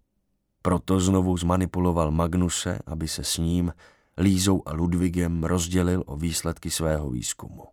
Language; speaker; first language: Czech; native; Czech